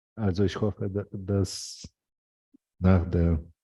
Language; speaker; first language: German; non-native, fluent; Ukrainian